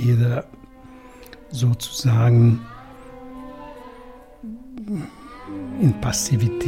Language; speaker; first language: German; early bilingual, other home language; Russian